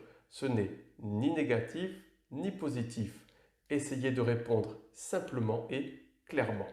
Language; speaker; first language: French; native; French